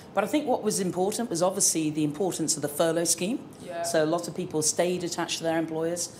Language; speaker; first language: English; native; English